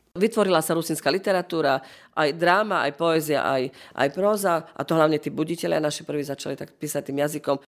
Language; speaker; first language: Slovak; non-native, local second language; Rusyn